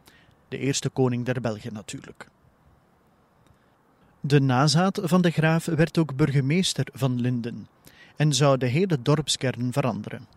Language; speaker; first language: Dutch; native; Dutch